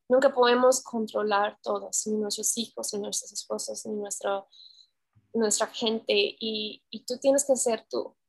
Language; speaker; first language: Spanish; non-native, fluent; English